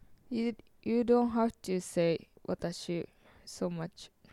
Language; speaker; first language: English; non-native, learner; Japanese